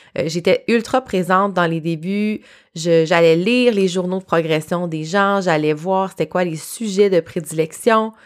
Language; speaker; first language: French; native; French